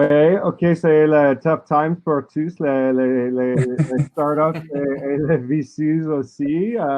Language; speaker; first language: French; non-native, learner; English